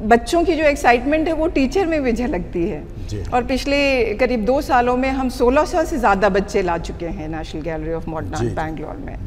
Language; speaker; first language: Hindi; native; Hindi